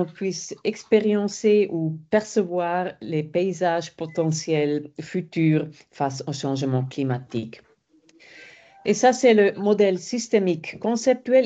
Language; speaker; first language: French; non-native, fluent; German